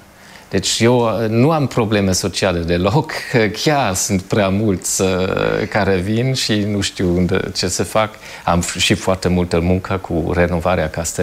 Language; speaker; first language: Romanian; non-native, fluent; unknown